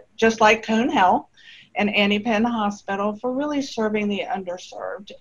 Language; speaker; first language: English; native; English